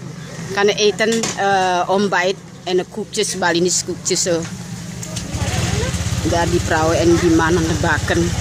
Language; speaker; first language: Dutch; non-native, learner; Indonesian